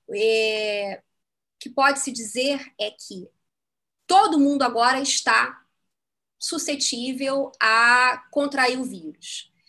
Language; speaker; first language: Portuguese; native; Portuguese